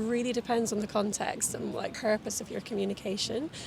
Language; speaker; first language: English; native; English